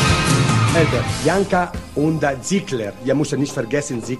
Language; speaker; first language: German; non-native, learner; Italian